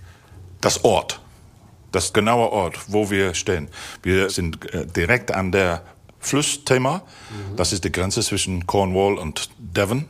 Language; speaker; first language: German; non-native, fluent; English